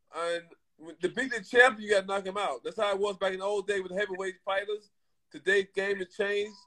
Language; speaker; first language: English; native; English